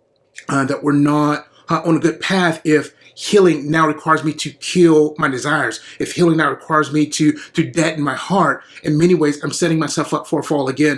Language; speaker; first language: English; native; English